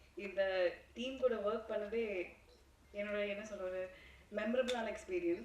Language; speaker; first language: Tamil; non-native, learner; Malayalam